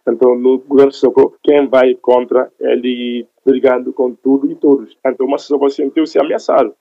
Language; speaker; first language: Portuguese; non-native, local second language; Upper Guinea Crioulo